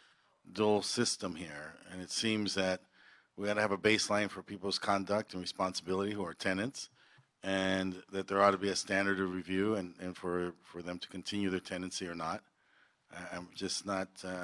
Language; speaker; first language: English; native; English